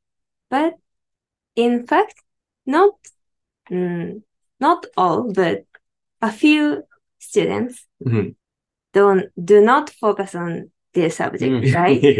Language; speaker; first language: English; non-native, learner; Japanese